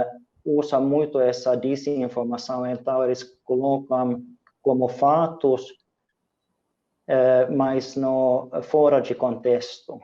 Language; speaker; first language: Portuguese; non-native, fluent; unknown